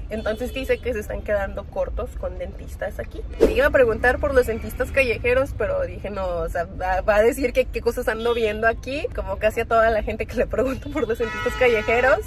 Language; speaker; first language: Spanish; native; Spanish